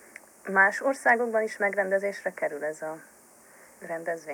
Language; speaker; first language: Hungarian; native; Hungarian